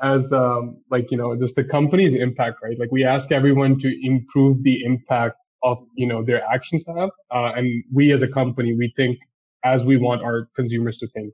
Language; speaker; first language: English; non-native, local second language; Urdu